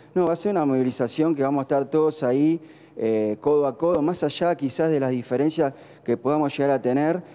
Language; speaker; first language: Spanish; native; Spanish